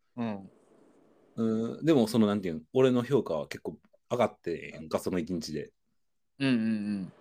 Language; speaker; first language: Japanese; native; Japanese